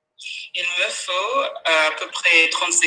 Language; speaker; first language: French; non-native, learner; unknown